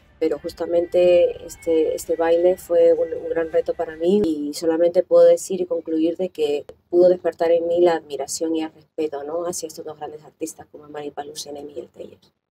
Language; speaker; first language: Spanish; native; Spanish